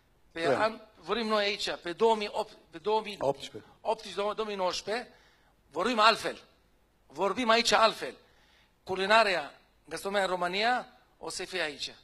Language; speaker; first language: Romanian; non-native, fluent; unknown